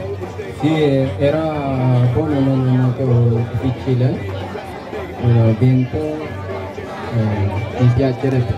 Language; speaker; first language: Italian; non-native, learner; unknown